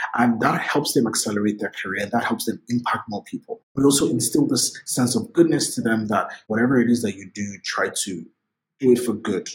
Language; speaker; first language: English; non-native, local second language; Yoruba